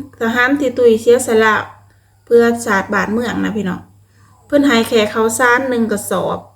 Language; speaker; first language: Thai; non-native, local second language; Lao